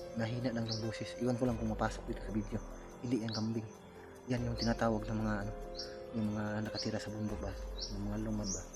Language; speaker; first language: Filipino; non-native, local second language; Cebuano